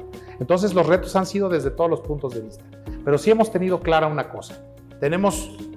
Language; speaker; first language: Spanish; native; Spanish